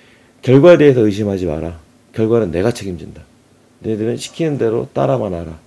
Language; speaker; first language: Korean; native; Korean